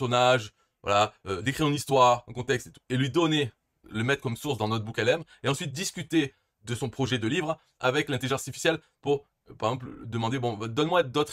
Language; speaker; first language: French; native; French